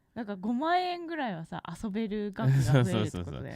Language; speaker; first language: Japanese; native; Japanese